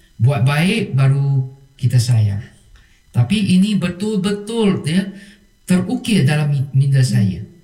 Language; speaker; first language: Malay; non-native, local second language; Chinese